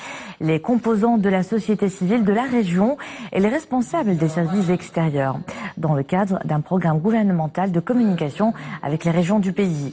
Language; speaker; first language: French; non-native, local second language; Arabic